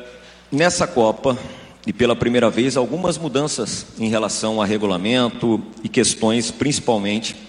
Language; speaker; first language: Portuguese; native; Portuguese